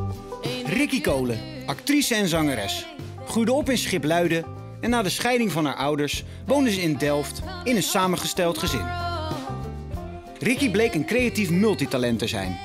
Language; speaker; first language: Dutch; native; Dutch